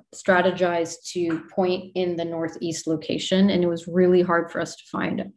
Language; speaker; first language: English; native; English